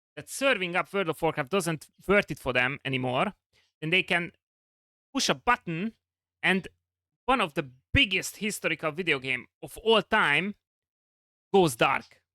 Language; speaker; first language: English; non-native, fluent; Hungarian